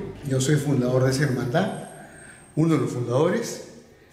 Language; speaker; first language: Spanish; native; Spanish